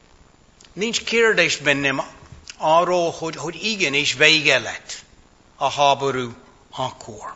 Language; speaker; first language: Hungarian; non-native, fluent; English